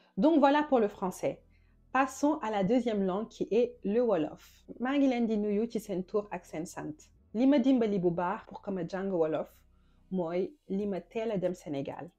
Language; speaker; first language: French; native; French